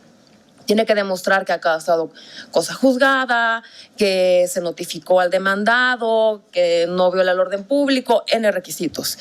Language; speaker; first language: Spanish; native; Spanish